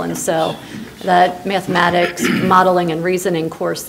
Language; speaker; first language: English; native; English